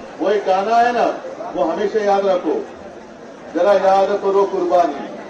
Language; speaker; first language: Hindi; non-native, local second language; Marathi